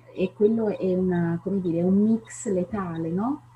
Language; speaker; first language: Italian; native; Italian